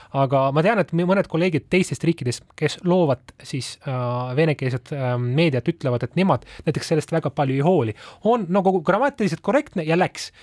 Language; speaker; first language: Estonian; non-native, local second language; Russian